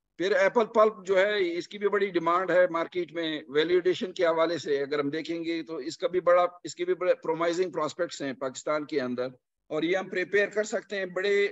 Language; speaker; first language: Urdu; non-native, local second language; Punjabi